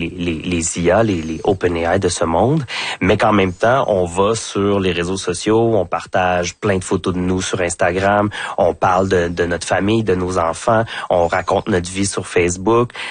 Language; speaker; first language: French; native; French